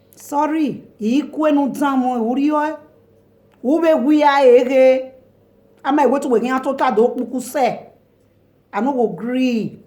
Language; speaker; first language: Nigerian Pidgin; non-native, local second language; Bini